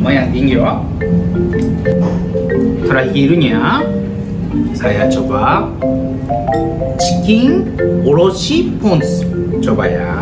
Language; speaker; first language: Indonesian; non-native, learner; Japanese